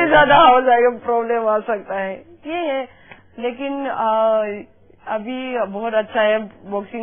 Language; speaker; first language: Hindi; non-native, local second language; Manipuri